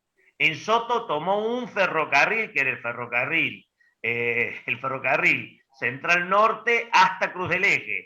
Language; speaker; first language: Spanish; native; Spanish